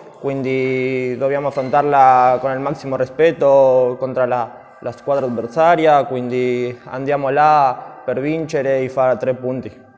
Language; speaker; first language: Italian; non-native, fluent; Spanish